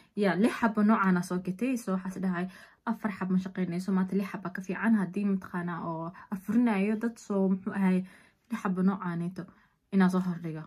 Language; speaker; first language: Somali; early bilingual, heritage; Somali